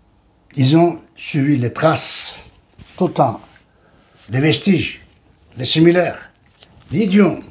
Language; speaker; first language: French; non-native, learner; Turkish